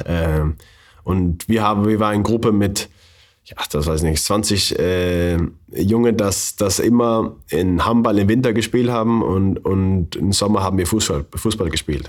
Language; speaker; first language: German; non-native, fluent; Danish